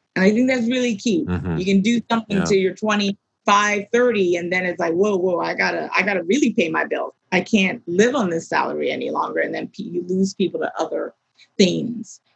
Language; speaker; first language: English; native; English